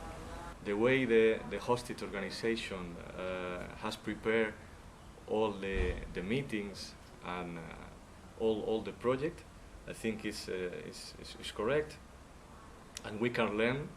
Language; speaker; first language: English; non-native, learner; Spanish